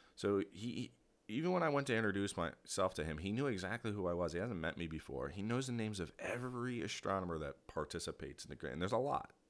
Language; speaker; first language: English; native; English